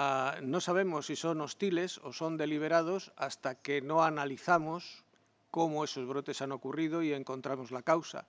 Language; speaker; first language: Spanish; native; Spanish